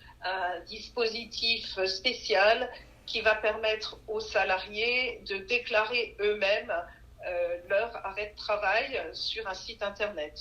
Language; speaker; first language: French; native; French